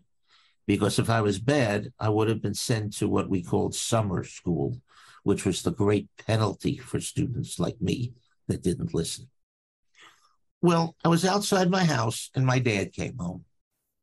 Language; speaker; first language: English; native; English